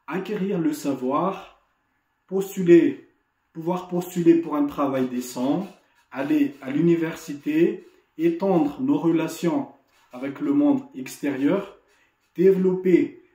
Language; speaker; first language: French; non-native, local second language; Malagasy